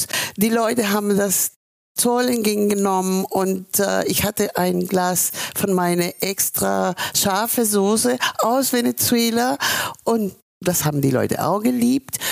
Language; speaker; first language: German; non-native, fluent; Spanish